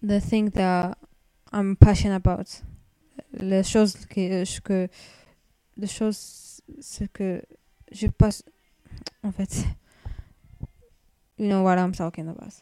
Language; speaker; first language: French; non-native, learner; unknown